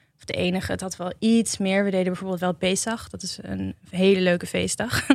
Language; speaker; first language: Dutch; native; Dutch